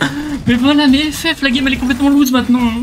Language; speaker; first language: French; native; French